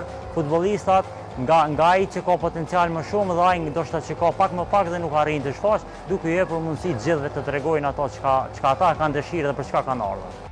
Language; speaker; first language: Albanian; native; Albanian